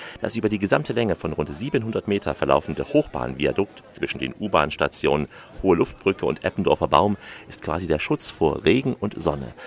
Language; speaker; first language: German; native; German